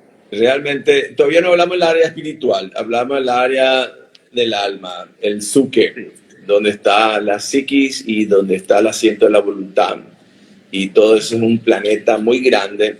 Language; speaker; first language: Spanish; native; Spanish